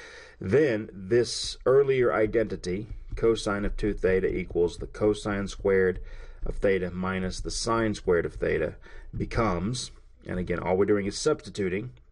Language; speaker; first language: English; native; English